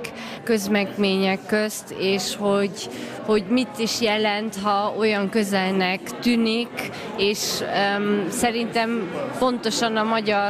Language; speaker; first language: Hungarian; early bilingual, heritage; German